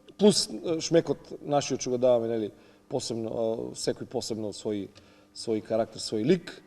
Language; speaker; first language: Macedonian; native; Macedonian